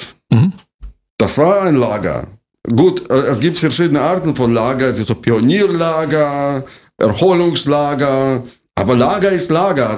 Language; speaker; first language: German; non-native, fluent; Russian